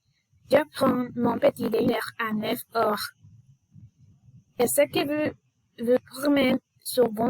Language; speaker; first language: French; non-native, learner; Spanish